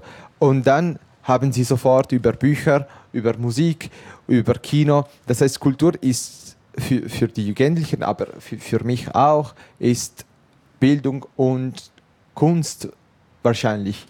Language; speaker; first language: German; non-native, local second language; Italian